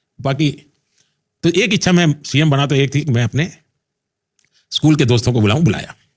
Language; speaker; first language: Hindi; non-native, local second language; Gujarati